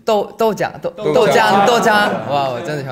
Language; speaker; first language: Chinese; non-native, learner; Thai